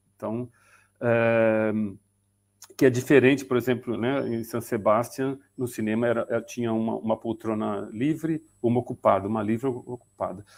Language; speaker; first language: Portuguese; native; Portuguese